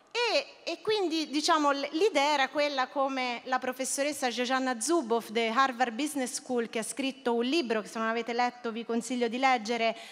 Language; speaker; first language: Italian; native; Italian